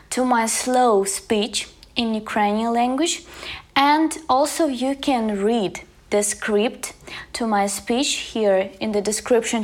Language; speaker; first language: English; non-native, fluent; Ukrainian